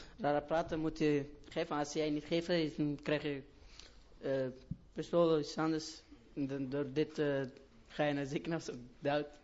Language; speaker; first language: Dutch; non-native, learner; Persian